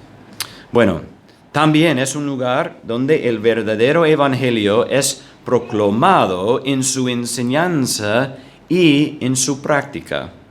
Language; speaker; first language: Spanish; non-native, fluent; English